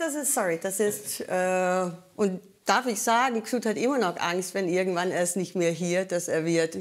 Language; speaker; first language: German; non-native, fluent; Danish